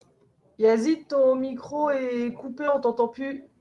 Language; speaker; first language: French; native; French